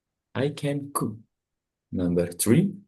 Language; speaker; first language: English; non-native, fluent; Indonesian